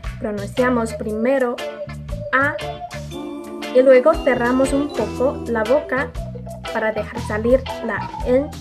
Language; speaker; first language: Spanish; non-native, fluent; Chinese